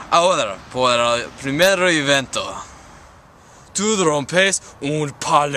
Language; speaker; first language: Spanish; non-native, learner; English